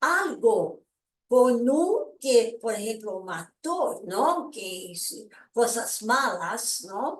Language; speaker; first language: Spanish; non-native, fluent; Portuguese